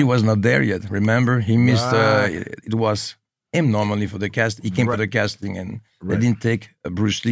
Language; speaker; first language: English; non-native, fluent; French